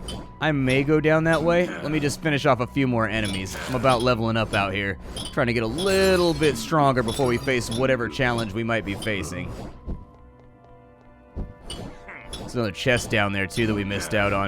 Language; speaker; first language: English; native; English